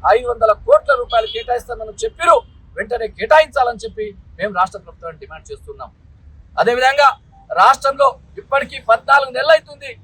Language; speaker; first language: Telugu; non-native, local second language; Lambadi